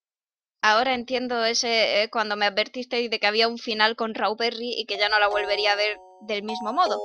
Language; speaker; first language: Spanish; native; Spanish